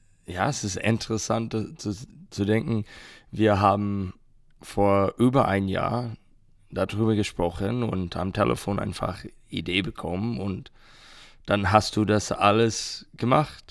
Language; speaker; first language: German; non-native, learner; English